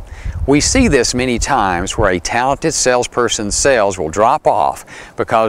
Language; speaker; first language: English; native; English